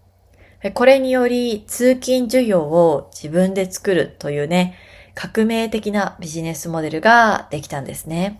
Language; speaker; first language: Japanese; native; Japanese